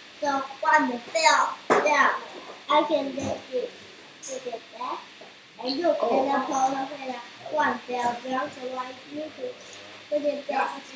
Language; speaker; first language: English; non-native, learner; Chinese